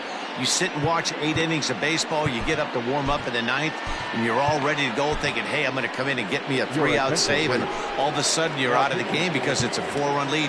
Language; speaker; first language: English; native; English